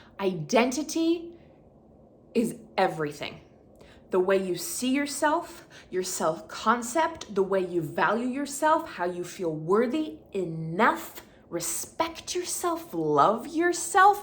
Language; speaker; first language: English; native; English